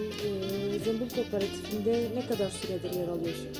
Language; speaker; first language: Turkish; native; Turkish